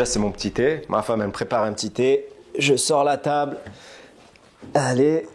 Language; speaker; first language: French; native; French